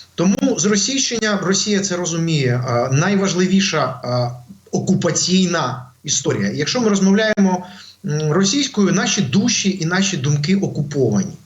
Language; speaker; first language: Ukrainian; non-native, local second language; Russian